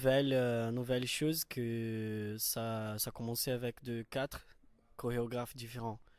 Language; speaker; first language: French; non-native, learner; Portuguese